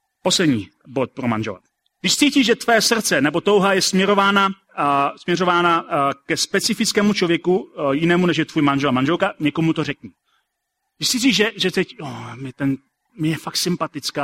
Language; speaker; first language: Czech; native; Czech